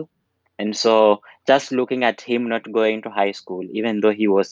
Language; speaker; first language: English; non-native, local second language; Luyia